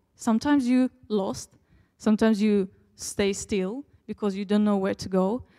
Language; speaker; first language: English; early bilingual, other home language; Russian